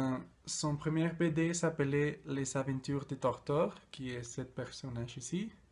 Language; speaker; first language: French; non-native, learner; Spanish